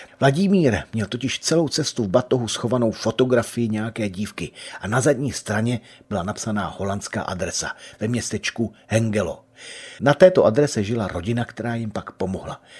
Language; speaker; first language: Czech; native; Czech